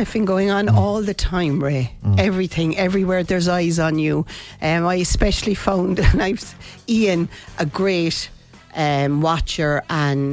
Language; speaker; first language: English; native; English